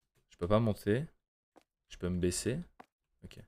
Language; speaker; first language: French; native; French